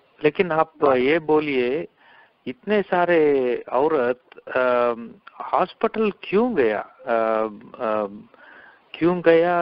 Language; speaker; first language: Hindi; non-native, local second language; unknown